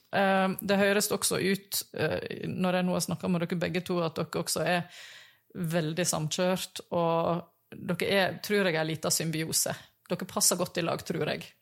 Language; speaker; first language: Norwegian; native; Norwegian